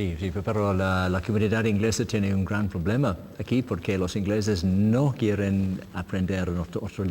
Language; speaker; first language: Spanish; non-native, learner; English